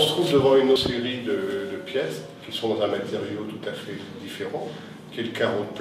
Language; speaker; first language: French; native; French